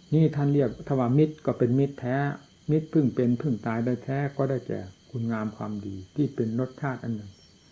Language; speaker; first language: Thai; non-native, local second language; Northeastern Thai